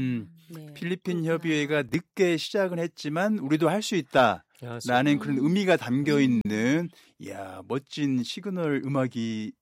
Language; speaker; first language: Korean; native; Korean